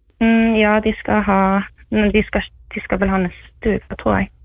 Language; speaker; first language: Norwegian; native; Norwegian